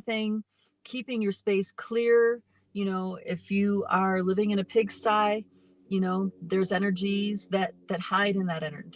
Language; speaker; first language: English; native; English